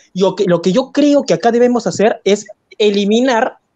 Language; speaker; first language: Spanish; native; Spanish